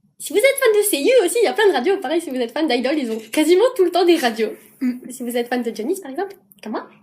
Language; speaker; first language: French; native; French